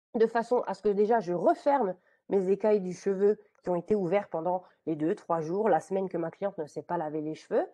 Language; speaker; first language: French; native; French